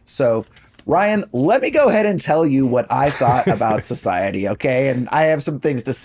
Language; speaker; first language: English; native; English